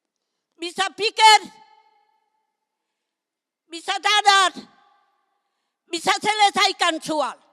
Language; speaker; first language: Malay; non-native, local second language; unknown